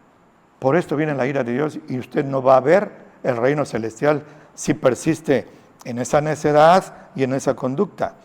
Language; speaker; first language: Spanish; native; Spanish